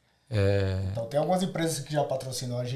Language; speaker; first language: Portuguese; native; Portuguese